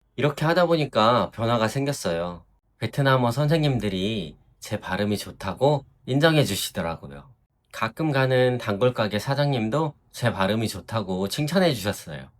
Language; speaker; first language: Korean; native; Korean